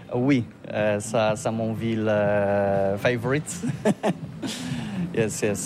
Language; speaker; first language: French; non-native, learner; Polish